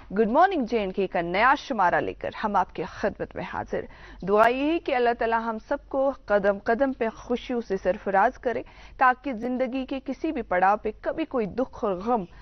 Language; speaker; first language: Hindi; non-native, local second language; Kashmiri